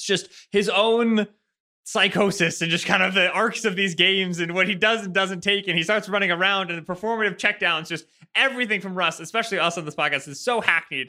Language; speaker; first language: English; native; English